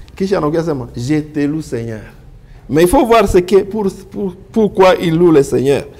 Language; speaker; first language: French; non-native, local second language; Swahili